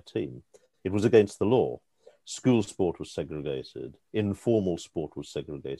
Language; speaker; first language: English; native; English